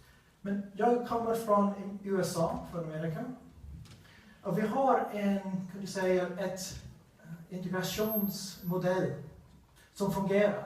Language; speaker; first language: Swedish; non-native, learner; English